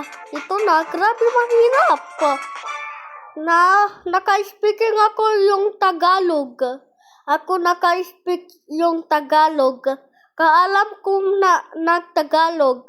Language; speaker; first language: Filipino; non-native, learner; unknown